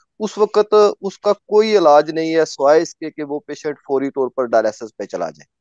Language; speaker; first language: Urdu; non-native, local second language; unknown